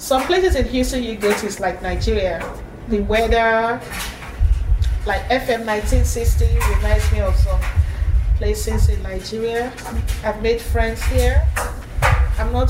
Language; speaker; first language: English; non-native, local second language; Igbo